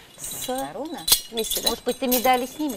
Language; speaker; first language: Russian; native; Russian